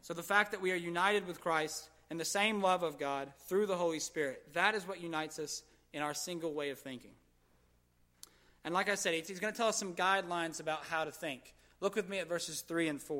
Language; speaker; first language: English; native; English